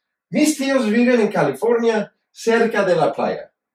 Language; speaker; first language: Spanish; non-native, fluent; English